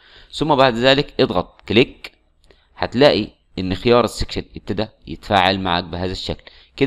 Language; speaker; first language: Arabic; native; Arabic